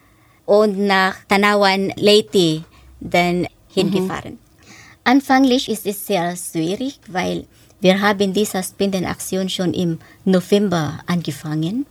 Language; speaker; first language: German; non-native, fluent; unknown